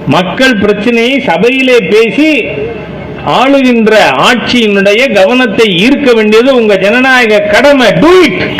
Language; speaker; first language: Tamil; native; Tamil